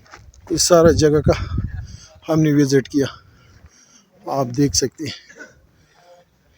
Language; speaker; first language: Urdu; non-native, local second language; Pashto